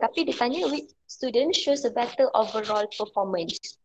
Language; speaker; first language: English; non-native, local second language; Malay